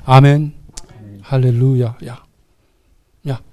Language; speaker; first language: German; non-native, learner; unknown